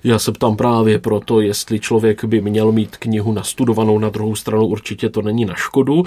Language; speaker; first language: Czech; native; Czech